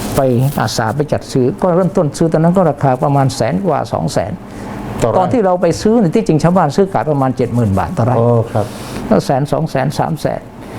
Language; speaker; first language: Thai; non-native, local second language; Malay